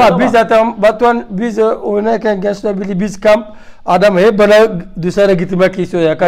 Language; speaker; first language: Turkish; non-native, learner; French